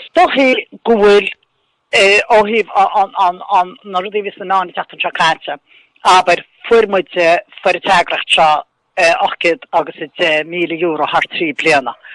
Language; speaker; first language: Irish; native; Irish